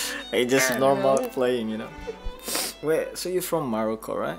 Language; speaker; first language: English; non-native, fluent; Indonesian